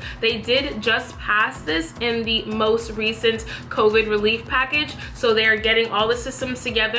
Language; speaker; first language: English; native; English